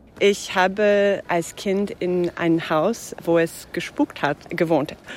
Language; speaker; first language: German; non-native, fluent; English